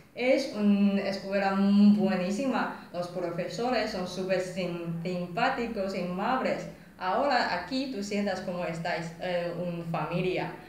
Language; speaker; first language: Spanish; non-native, learner; Chinese